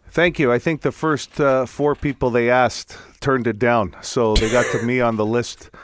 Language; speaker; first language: English; non-native, fluent; Italian